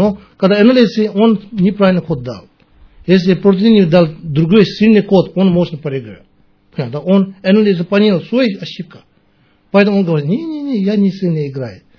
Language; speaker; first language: Russian; non-native, learner; Tibetan